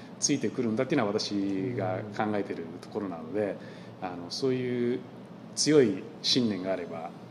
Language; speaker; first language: Japanese; native; Japanese